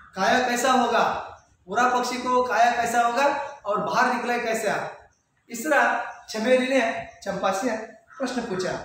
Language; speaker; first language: Hindi; non-native, local second language; Kannada